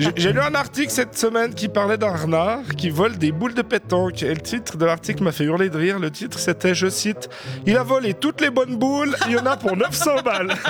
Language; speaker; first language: French; native; French